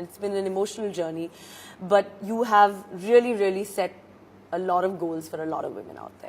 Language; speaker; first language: English; non-native, local second language; Hindi